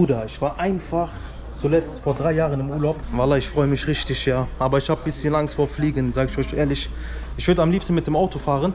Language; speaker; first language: German; early bilingual, other home language; Turkish